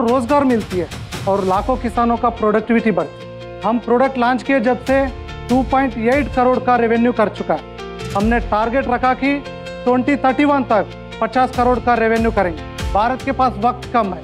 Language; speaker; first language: Hindi; non-native, local second language; Telugu